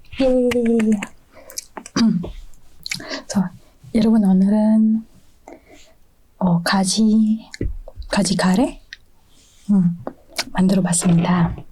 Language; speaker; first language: Korean; non-native, fluent; Indonesian